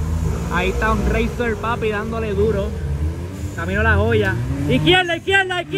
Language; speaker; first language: Spanish; native; Spanish